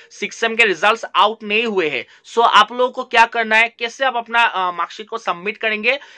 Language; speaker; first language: Hindi; non-native, local second language; Bangla